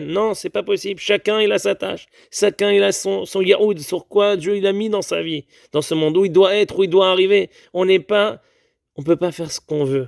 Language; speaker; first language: French; native; French